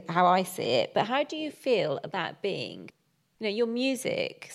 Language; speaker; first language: English; native; English